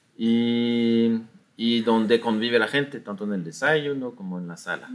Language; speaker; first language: Spanish; non-native, fluent; French